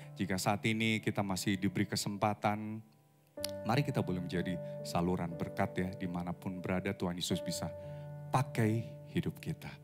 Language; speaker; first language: Indonesian; native; Indonesian